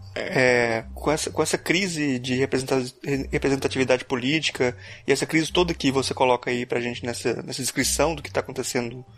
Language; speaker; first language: Portuguese; native; Portuguese